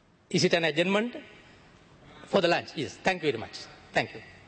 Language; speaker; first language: English; non-native, local second language; Sinhala